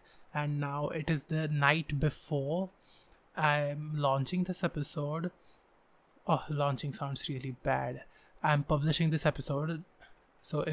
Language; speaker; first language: English; non-native, local second language; Marathi